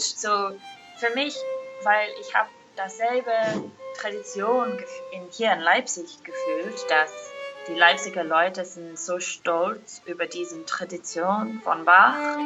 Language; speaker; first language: German; non-native, fluent; Irish